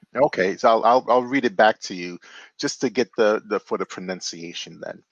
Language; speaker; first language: English; native; English